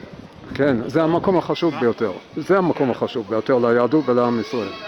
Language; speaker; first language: Hebrew; non-native, fluent; English